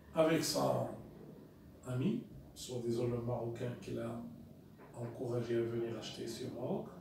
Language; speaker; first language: French; non-native, local second language; Arabic